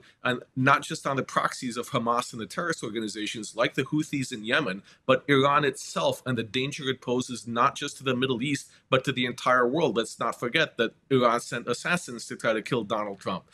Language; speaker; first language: English; native; English